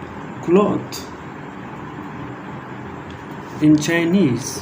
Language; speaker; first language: English; non-native, local second language; Urdu